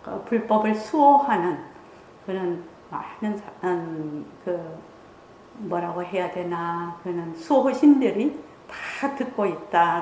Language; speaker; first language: Korean; native; Korean